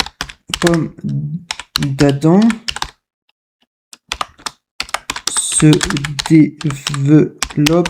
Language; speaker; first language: French; native; French